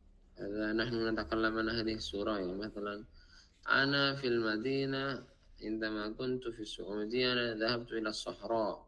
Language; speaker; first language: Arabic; non-native, fluent; Indonesian